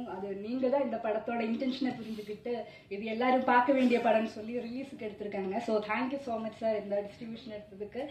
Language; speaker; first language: Tamil; non-native, fluent; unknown